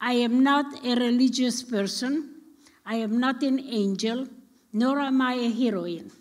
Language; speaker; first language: English; non-native, fluent; Romanian